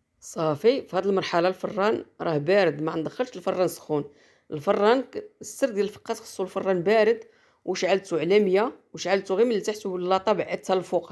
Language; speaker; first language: Arabic; native; Arabic